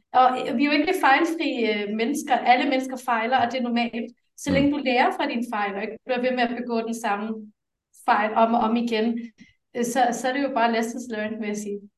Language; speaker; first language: Danish; early bilingual, other home language; English